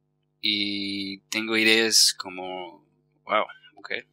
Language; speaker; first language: Spanish; non-native, fluent; English